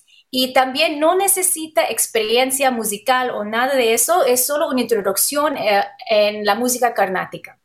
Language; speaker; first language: Spanish; non-native, learner; English